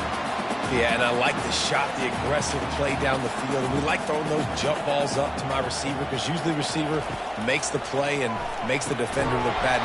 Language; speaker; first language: English; native; English